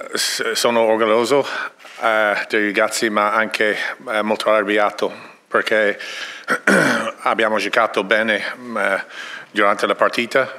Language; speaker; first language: Italian; non-native, learner; English